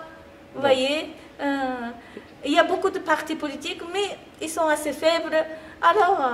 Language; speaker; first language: French; non-native, fluent; Japanese